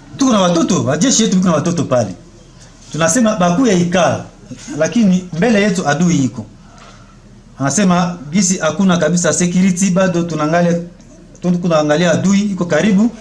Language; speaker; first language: Swahili; non-native, local second language; Kinyarwanda